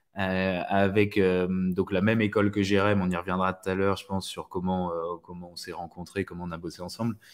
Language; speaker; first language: French; native; French